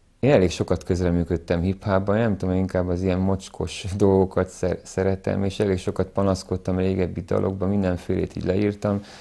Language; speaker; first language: Hungarian; native; Hungarian